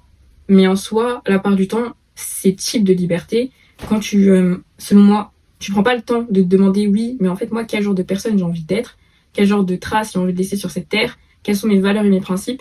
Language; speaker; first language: French; native; French